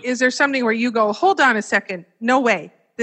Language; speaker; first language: English; native; English